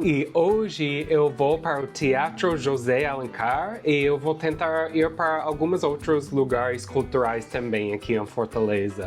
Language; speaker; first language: Portuguese; non-native, fluent; English